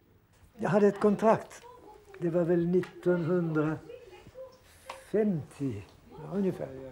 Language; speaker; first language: Swedish; early bilingual, heritage; Swedish